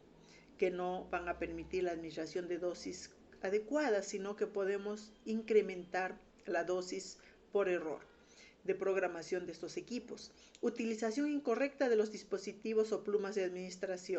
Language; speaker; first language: Spanish; native; Spanish